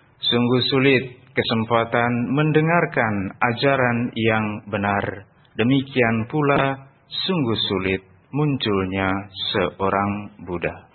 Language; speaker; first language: Indonesian; non-native, local second language; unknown